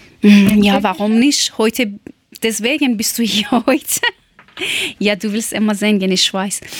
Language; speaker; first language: German; non-native, learner; Persian